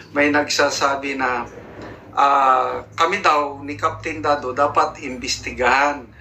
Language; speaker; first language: Filipino; native; Filipino